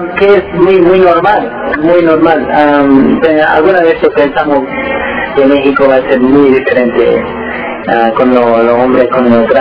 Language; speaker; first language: Spanish; early bilingual, heritage; Spanish